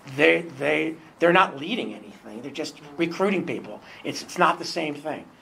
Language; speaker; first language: English; native; English